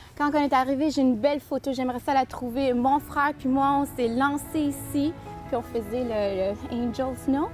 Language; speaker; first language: French; early bilingual, other home language; Spanish